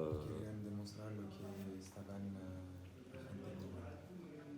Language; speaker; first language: Spanish; non-native, learner; French